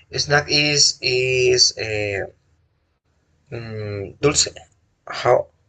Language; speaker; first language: English; non-native, learner; Spanish